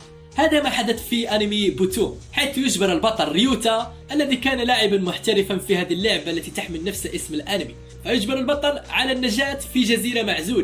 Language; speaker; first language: Arabic; native; Arabic